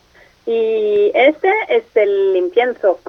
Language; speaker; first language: Spanish; non-native, learner; French